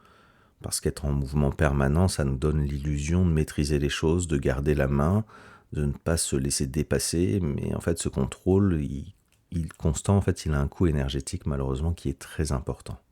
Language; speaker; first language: French; native; French